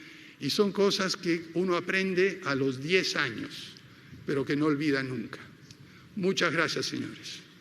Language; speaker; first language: Spanish; native; Spanish